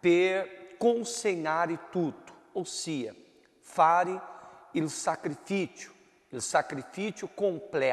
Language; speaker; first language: Italian; non-native, fluent; Portuguese